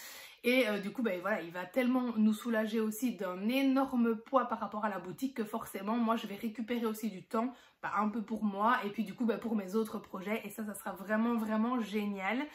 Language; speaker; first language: French; native; French